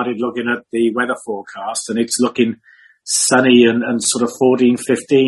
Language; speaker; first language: English; native; English